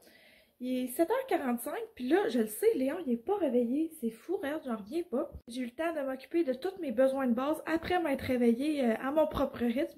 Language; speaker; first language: French; native; French